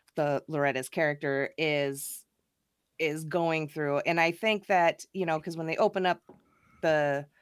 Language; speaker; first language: English; native; English